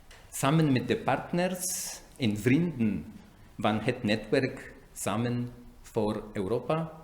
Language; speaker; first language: Dutch; non-native, fluent; French